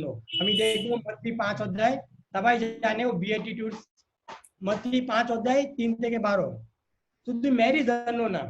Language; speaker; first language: Bangla; non-native, learner; Hindi